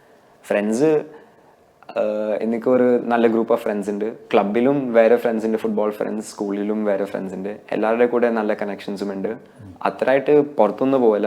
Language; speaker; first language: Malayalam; early bilingual, heritage; Malayalam